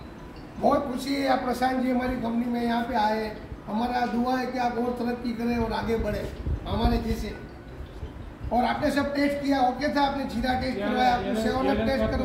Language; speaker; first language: Hindi; non-native, local second language; Gujarati